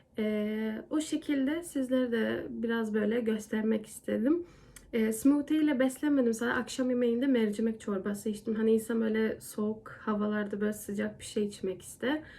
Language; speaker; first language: Turkish; early bilingual, heritage; Turkish